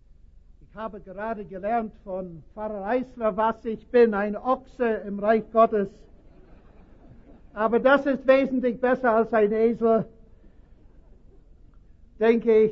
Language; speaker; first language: German; non-native, fluent; English